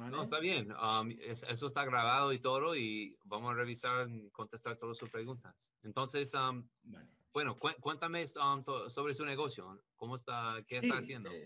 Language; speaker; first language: Spanish; non-native, learner; English